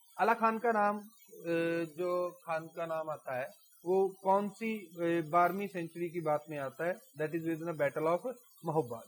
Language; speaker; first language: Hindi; non-native, local second language; Punjabi